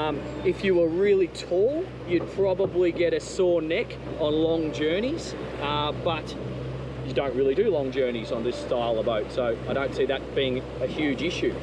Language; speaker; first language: English; native; English